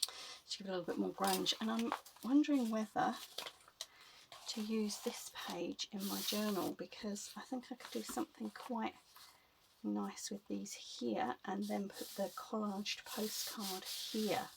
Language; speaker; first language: English; native; English